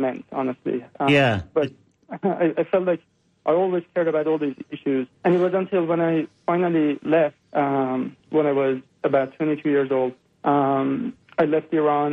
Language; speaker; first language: English; non-native, fluent; Persian